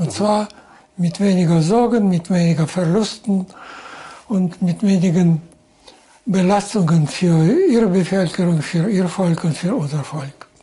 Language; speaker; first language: German; non-native, fluent; Russian